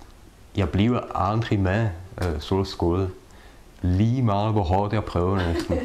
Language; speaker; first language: Danish; non-native, fluent; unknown